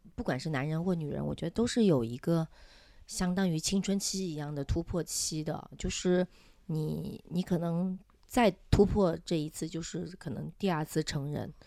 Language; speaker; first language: Chinese; non-native, local second language; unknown